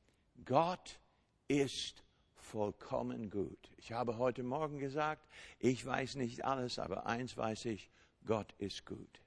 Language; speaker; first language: German; non-native, fluent; English